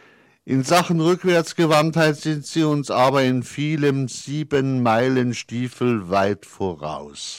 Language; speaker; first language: German; native; German